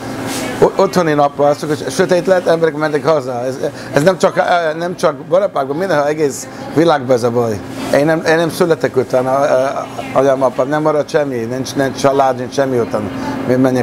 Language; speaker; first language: Hungarian; early bilingual, heritage; Hungarian